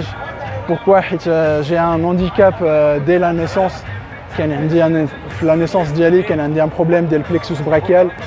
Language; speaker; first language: French; non-native, local second language; Arabic